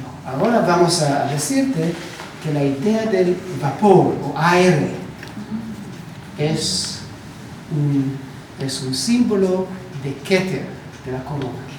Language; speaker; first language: Spanish; non-native, learner; Hebrew